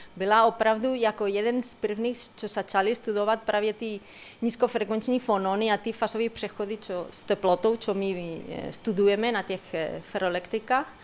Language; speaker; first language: Czech; non-native, fluent; Spanish